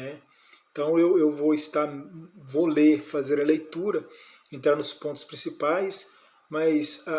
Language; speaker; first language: Portuguese; native; Portuguese